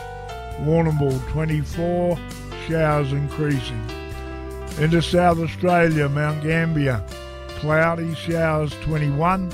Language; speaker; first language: English; native; English